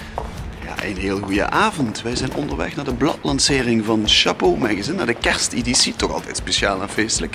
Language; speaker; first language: Dutch; native; Dutch